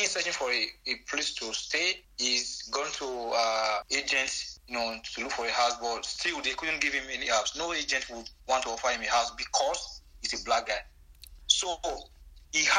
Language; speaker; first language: English; non-native, local second language; Bini